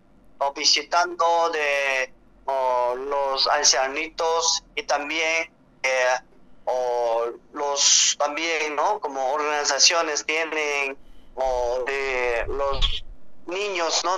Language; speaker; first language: Spanish; non-native, learner; Korean